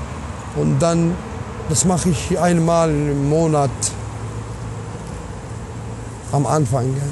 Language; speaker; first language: German; non-native, learner; Arabic